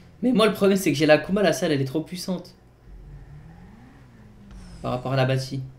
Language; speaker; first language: French; native; French